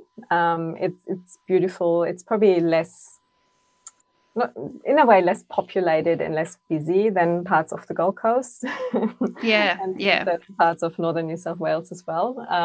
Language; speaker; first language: English; non-native, fluent; German